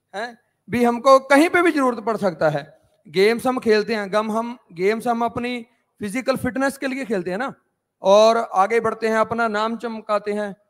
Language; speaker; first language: Hindi; non-native, local second language; Punjabi